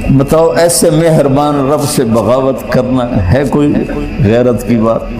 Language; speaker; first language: Urdu; non-native, local second language; Punjabi